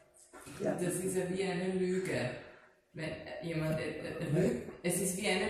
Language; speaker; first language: German; native; German